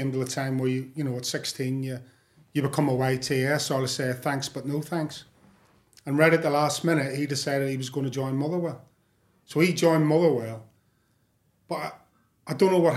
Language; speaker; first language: English; native; English